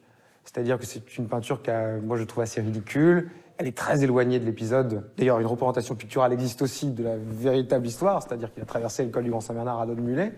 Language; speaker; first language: French; native; French